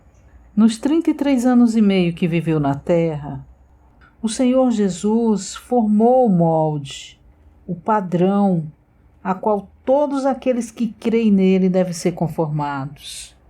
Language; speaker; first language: Portuguese; native; Portuguese